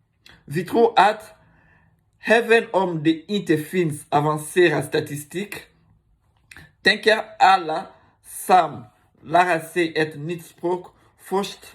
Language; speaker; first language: Swedish; non-native, learner; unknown